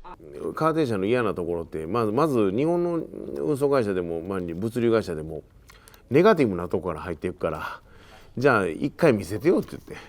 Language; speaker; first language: Japanese; native; Japanese